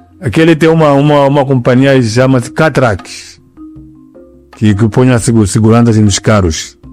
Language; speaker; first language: Portuguese; non-native, local second language; Yao